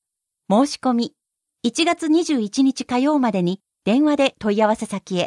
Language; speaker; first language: Japanese; native; Japanese